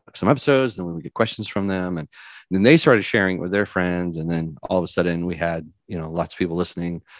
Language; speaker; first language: English; native; English